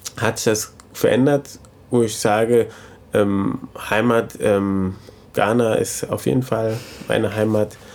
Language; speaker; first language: German; early bilingual, other home language; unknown